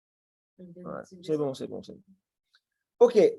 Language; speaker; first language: French; native; French